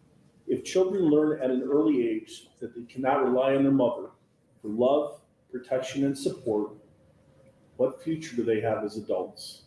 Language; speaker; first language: English; native; English